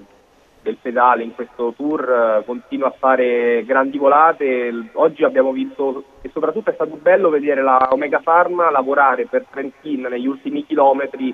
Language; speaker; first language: Italian; native; Italian